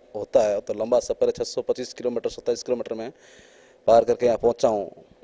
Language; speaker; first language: Hindi; native; Hindi